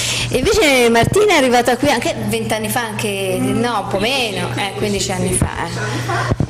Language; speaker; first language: Italian; native; Italian